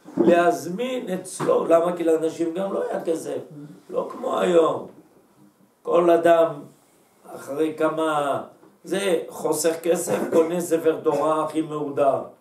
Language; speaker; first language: Hebrew; native; Hebrew